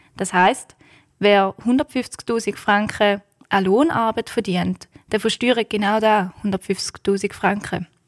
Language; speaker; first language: German; native; German